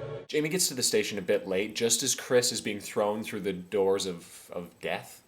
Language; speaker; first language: English; native; English